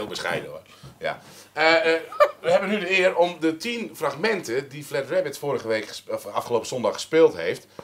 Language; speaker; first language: Dutch; native; Dutch